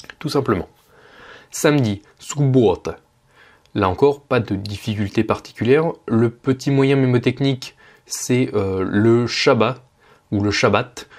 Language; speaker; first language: French; native; French